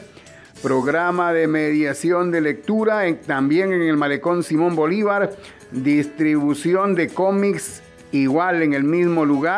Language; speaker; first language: Spanish; native; Spanish